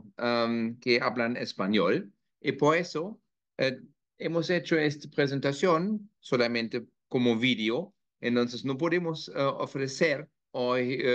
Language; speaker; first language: Spanish; non-native, learner; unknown